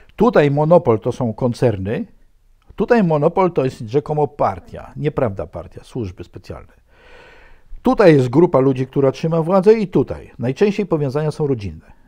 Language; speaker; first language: Polish; native; Polish